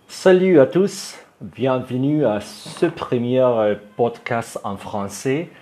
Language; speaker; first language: French; non-native, fluent; Spanish